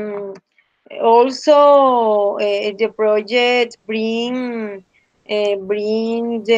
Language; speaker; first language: English; non-native, learner; Spanish